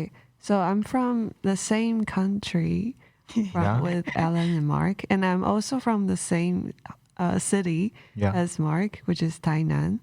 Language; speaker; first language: English; non-native, local second language; Chinese